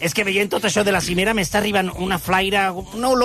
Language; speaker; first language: Catalan; native; Catalan